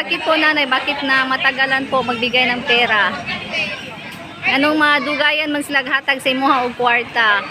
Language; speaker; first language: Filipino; non-native, local second language; Cebuano